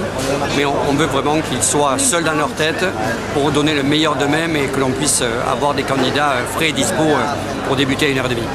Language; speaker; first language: French; native; French